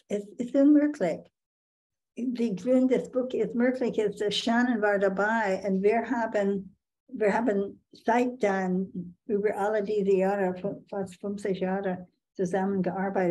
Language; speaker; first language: German; non-native, fluent; English